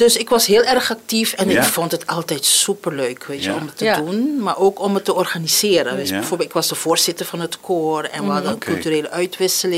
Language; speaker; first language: Dutch; non-native, local second language; Papiamento